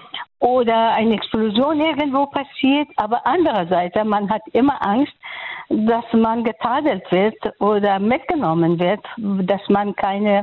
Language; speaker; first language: German; non-native, fluent; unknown